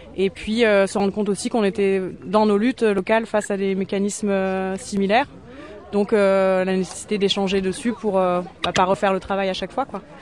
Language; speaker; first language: French; native; French